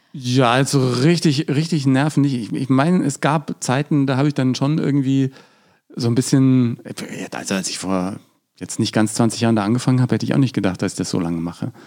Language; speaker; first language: German; native; German